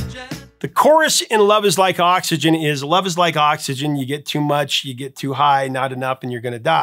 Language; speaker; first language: English; native; English